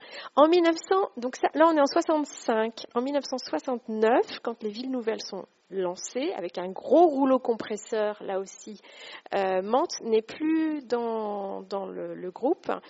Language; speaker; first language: French; native; French